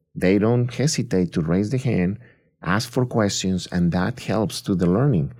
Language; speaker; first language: English; non-native, fluent; Spanish